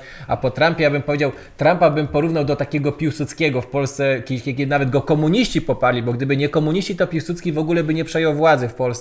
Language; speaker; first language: Polish; native; Polish